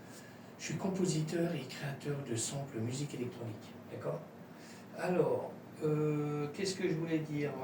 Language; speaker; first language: French; native; French